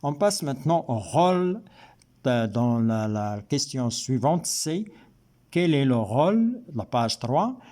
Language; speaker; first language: French; non-native, local second language; Arabic